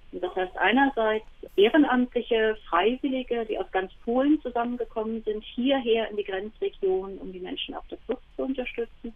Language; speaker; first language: German; native; German